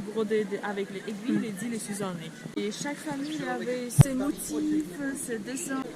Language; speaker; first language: French; non-native, learner; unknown